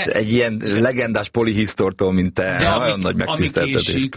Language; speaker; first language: Hungarian; native; Hungarian